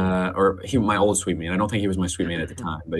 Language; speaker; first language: English; native; English